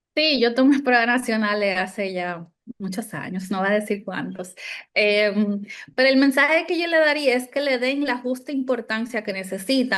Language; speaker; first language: Spanish; native; Spanish